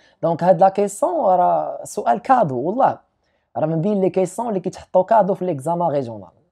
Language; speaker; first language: French; non-native, local second language; Arabic